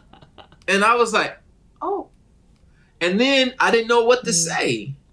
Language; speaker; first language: English; native; English